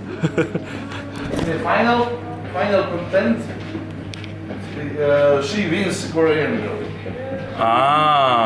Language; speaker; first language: English; non-native, learner; Korean